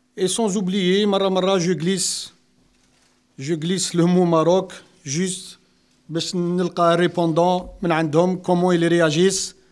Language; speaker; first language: French; non-native, local second language; Arabic